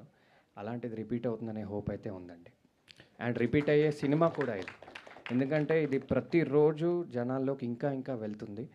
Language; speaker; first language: Telugu; native; Telugu